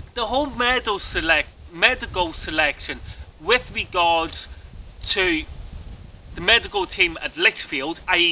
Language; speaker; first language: English; native; English